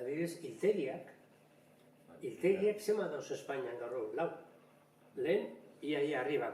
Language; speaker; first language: Basque; native; Basque